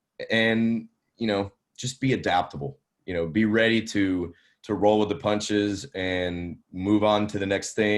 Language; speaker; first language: English; native; English